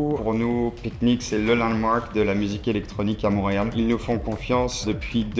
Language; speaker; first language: French; native; French